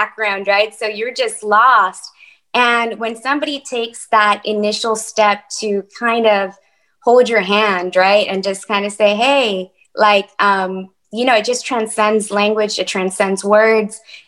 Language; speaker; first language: English; early bilingual, other home language; Spanish